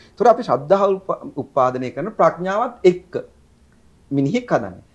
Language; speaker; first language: Sinhala; native; Sinhala